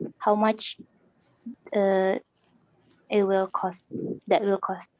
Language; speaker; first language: English; non-native, learner; Indonesian